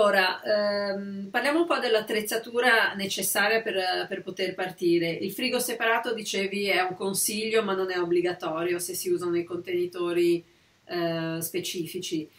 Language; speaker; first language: Italian; native; Italian